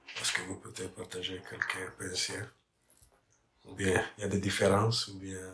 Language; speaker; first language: French; non-native, learner; English